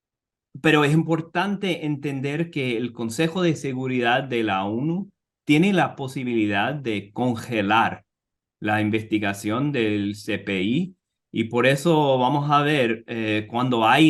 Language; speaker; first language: Spanish; non-native, fluent; English